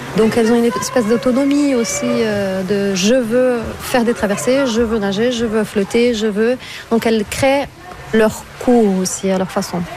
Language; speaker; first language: French; non-native, fluent; Portuguese